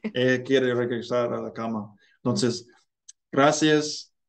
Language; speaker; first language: Spanish; non-native, learner; English